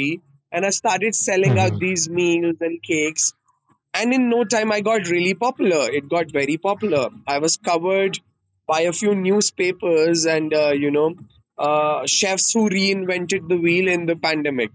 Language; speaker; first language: English; non-native, local second language; Hindi